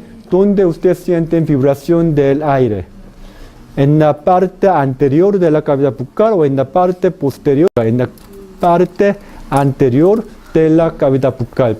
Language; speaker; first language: Spanish; non-native, fluent; Korean